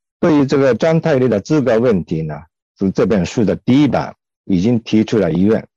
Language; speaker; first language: Chinese; non-native, fluent; Japanese